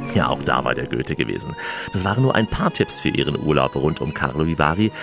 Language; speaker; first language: German; native; German